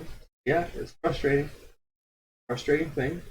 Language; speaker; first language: English; native; English